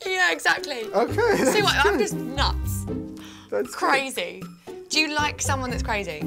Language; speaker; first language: English; native; English